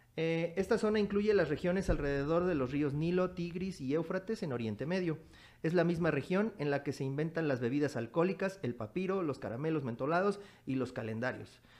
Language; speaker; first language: Spanish; native; Spanish